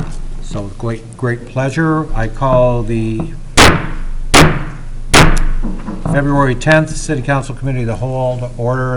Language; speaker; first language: English; native; English